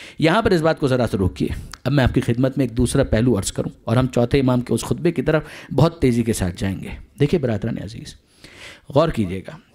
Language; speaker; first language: Urdu; non-native, local second language; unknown